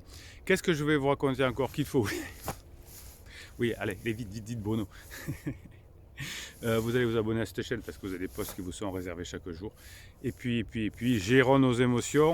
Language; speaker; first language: French; native; French